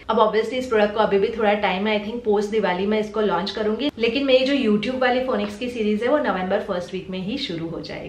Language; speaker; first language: Hindi; non-native, local second language; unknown